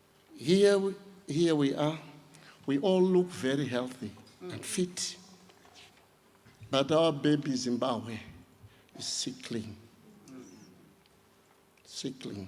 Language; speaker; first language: English; non-native, local second language; Shona